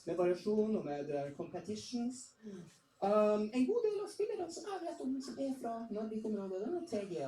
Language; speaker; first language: Norwegian; native; Norwegian